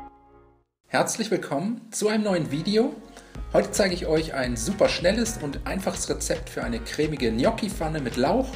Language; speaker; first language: German; native; German